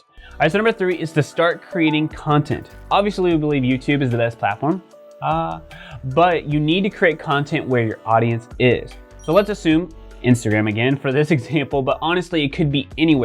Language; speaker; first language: English; native; English